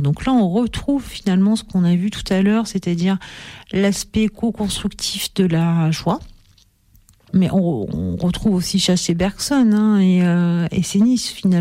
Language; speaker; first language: French; native; French